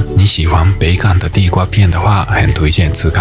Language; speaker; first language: Chinese; non-native, fluent; Japanese